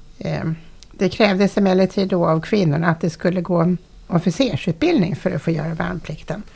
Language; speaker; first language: Swedish; native; Swedish